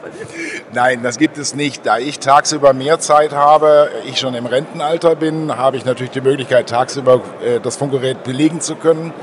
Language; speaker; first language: German; native; German